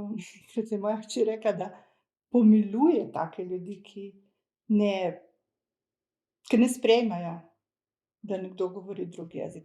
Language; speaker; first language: Slovenian; early bilingual, other home language; Croatian